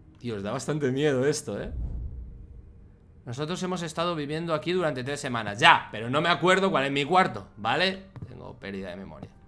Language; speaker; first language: Spanish; native; Spanish